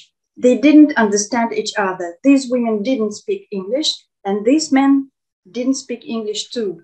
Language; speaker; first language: English; non-native, fluent; Russian